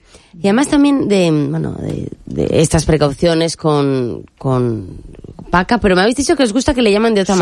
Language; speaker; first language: Spanish; native; Spanish